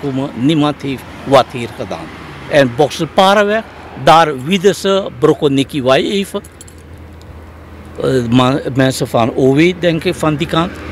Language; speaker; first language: Dutch; non-native, local second language; Caribbean Hindustani